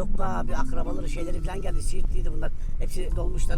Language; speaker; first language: Turkish; native; Turkish